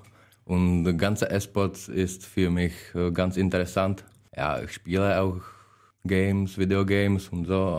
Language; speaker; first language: German; non-native, learner; Czech